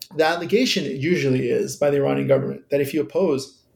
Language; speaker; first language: English; early bilingual, other home language; Persian